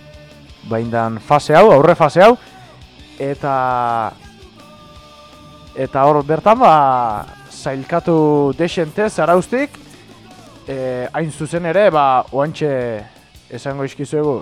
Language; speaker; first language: Basque; native; Basque